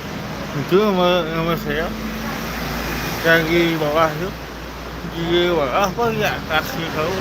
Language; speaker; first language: Indonesian; non-native, local second language; Balinese